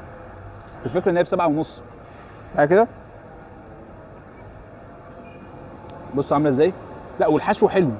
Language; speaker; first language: Arabic; native; Arabic